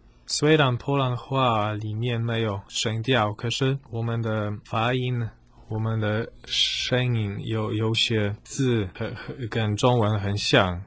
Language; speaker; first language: Chinese; non-native, fluent; Polish